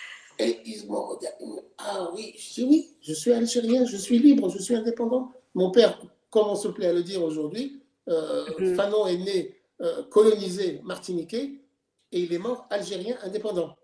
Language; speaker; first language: French; native; French